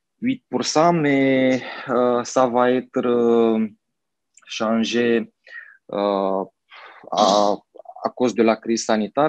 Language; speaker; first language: French; non-native, fluent; Romanian